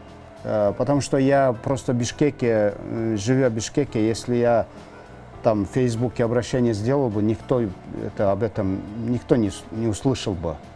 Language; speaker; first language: Russian; non-native, local second language; Kyrgyz